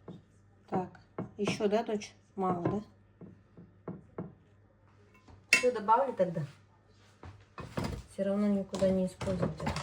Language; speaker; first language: Russian; non-native, fluent; Uzbek